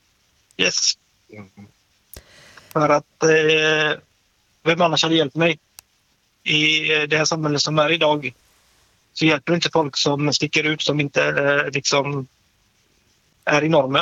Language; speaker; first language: Swedish; native; Swedish